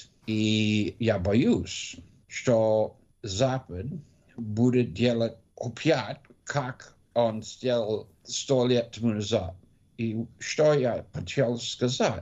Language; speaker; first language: Russian; non-native, learner; English